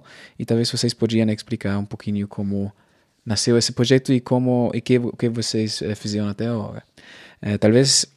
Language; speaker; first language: Portuguese; non-native, fluent; German